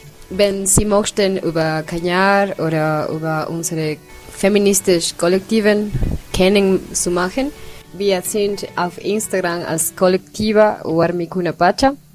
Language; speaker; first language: German; non-native, learner; Spanish